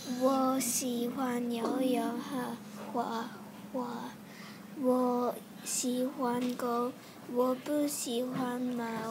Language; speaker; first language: Chinese; non-native, learner; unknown